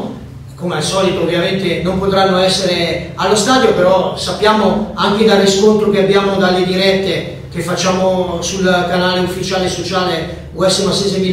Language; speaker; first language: Italian; native; Italian